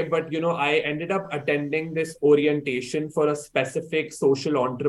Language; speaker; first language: English; non-native, local second language; Hindi